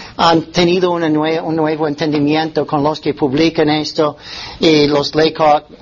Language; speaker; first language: Spanish; non-native, fluent; English